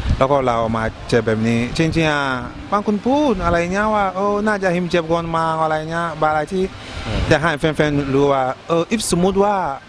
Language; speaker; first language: Thai; non-native, learner; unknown